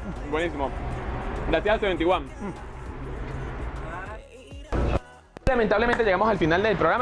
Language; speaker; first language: Spanish; native; Spanish